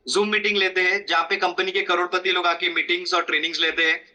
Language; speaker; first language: Hindi; non-native, local second language; Malayalam